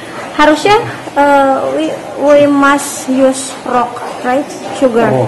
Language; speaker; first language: English; non-native, learner; Indonesian